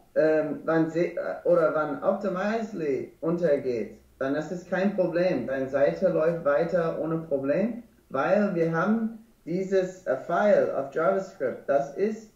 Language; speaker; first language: German; non-native, learner; English